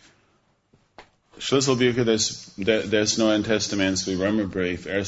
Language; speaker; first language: German; non-native, fluent; English